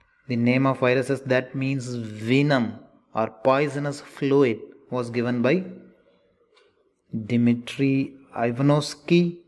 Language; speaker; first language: English; non-native, local second language; Tamil